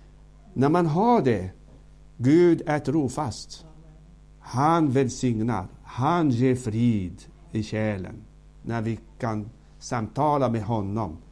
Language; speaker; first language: Swedish; non-native, fluent; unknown